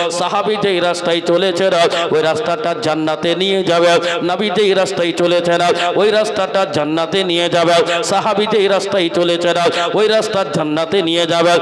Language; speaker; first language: Bangla; non-native, local second language; Urdu